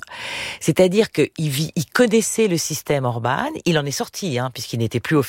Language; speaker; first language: French; native; French